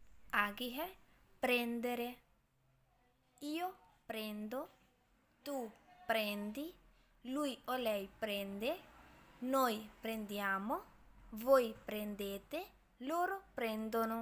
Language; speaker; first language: Italian; non-native, learner; Urdu